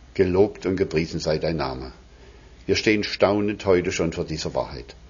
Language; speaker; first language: German; native; German